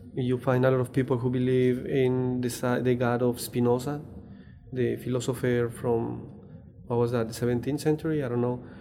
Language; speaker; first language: English; non-native, fluent; Spanish